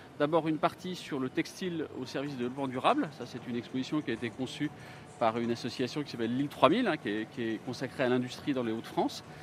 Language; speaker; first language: French; native; French